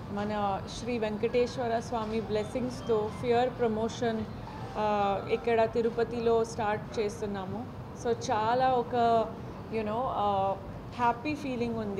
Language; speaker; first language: Telugu; non-native, fluent; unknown